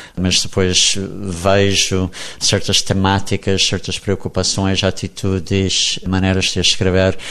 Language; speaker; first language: Portuguese; non-native, fluent; English